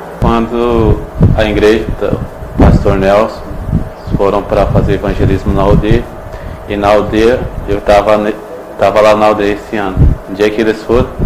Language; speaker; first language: Portuguese; non-native, local second language; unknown